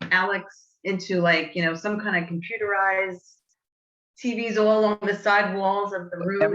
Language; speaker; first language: English; native; English